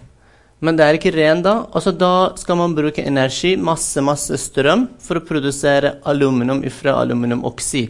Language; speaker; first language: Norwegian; non-native, fluent; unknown